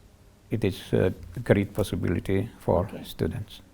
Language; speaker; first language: English; non-native, learner; Georgian